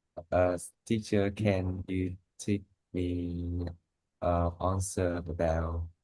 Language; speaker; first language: English; non-native, learner; Vietnamese